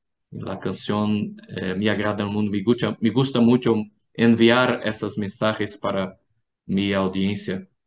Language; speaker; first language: Spanish; non-native, fluent; Portuguese